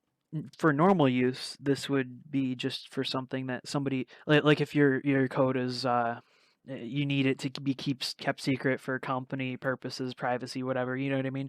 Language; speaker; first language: English; native; English